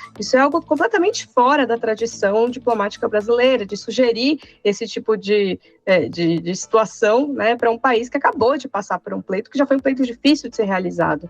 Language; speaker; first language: Portuguese; native; Portuguese